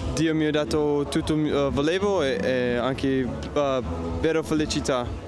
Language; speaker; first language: Italian; non-native, fluent; English